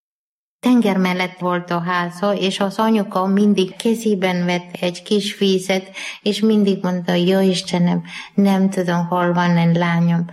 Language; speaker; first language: Hungarian; non-native, learner; Malayalam